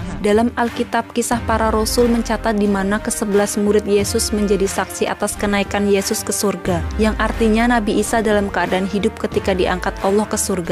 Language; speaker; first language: Indonesian; native; Indonesian